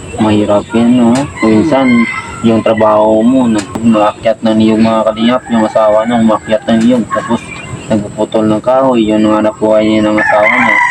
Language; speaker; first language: Filipino; non-native, local second language; Cebuano